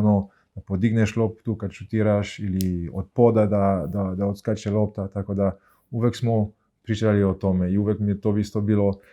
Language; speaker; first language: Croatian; early bilingual, heritage; Croatian